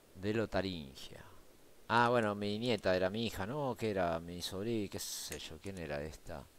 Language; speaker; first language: Spanish; native; Spanish